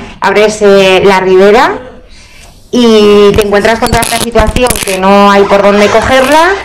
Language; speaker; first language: Spanish; native; Spanish